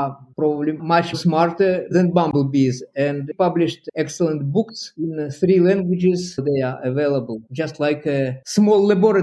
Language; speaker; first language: English; non-native, fluent; Russian